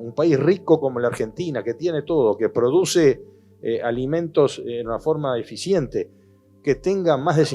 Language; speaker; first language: Spanish; native; Spanish